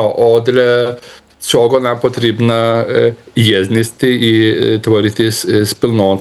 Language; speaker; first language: Ukrainian; non-native, learner; Lithuanian